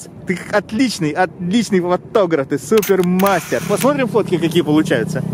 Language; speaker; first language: Russian; native; Russian